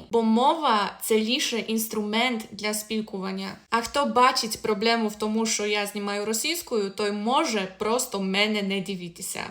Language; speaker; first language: Ukrainian; non-native, learner; Polish